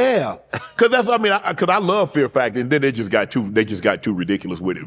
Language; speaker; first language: English; native; English